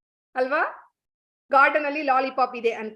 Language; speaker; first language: Kannada; non-native, learner; Tamil